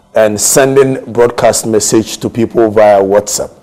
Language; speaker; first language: English; non-native, local second language; Akan